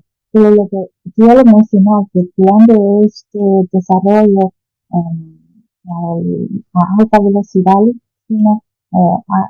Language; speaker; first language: Spanish; non-native, fluent; Chinese